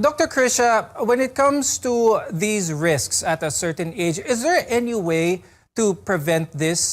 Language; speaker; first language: English; non-native, local second language; Filipino